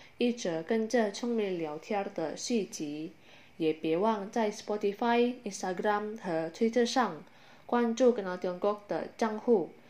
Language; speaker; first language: Chinese; non-native, fluent; Indonesian